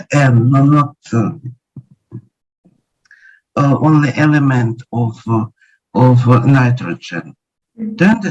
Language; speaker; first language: English; non-native, learner; Ukrainian